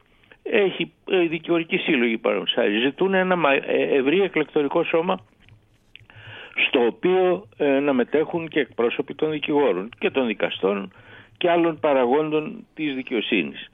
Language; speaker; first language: Greek; native; Greek